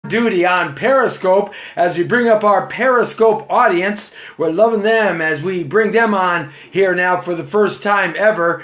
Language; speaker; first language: English; native; English